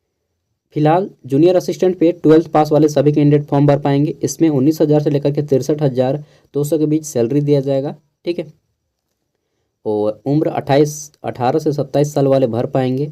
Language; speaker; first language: Hindi; native; Hindi